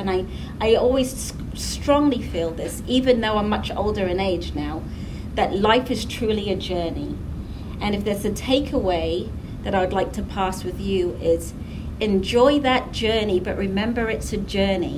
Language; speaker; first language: English; native; English